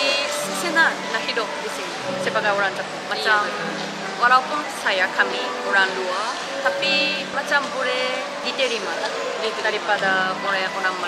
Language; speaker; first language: Indonesian; non-native, fluent; Japanese